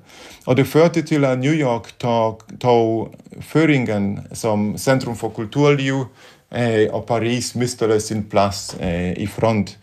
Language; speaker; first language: Danish; non-native, fluent; Polish